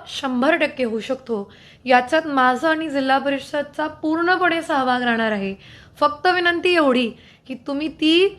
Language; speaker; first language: Marathi; non-native, fluent; Hindi